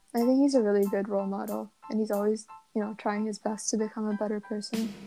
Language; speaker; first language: English; non-native, local second language; Cantonese